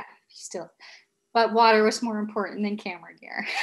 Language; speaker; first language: English; native; English